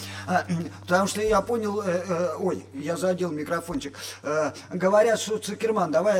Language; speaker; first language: Russian; native; Russian